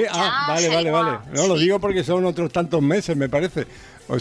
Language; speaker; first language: Spanish; native; Spanish